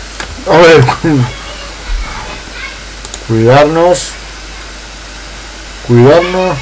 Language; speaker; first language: Spanish; native; Spanish